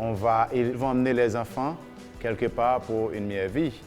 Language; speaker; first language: French; non-native, local second language; Haitian Creole